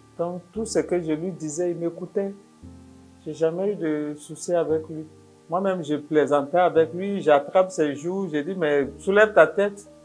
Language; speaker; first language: French; non-native, local second language; Dyula